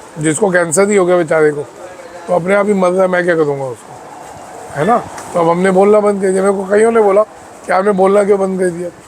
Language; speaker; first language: Hindi; native; Hindi